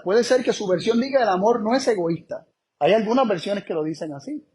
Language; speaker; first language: Spanish; native; Spanish